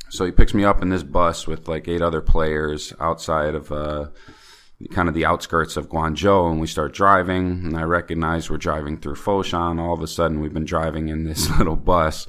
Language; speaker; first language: English; native; English